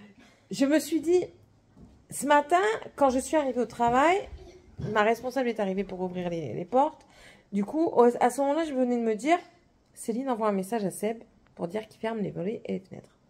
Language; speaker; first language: French; native; French